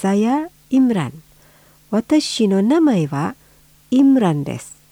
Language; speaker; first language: Japanese; non-native, fluent; Indonesian